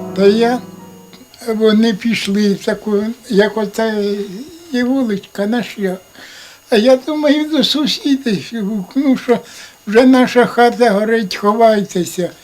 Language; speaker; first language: Ukrainian; native; Ukrainian